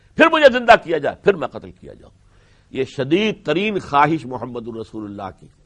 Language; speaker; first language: Urdu; native; Urdu